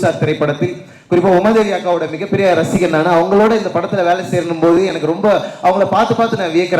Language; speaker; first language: Tamil; native; Tamil